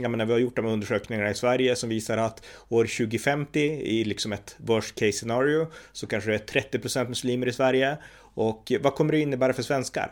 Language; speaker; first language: Swedish; native; Swedish